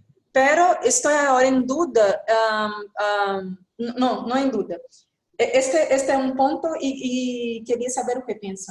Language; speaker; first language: Spanish; non-native, fluent; Portuguese